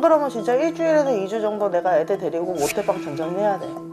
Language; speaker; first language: Korean; native; Korean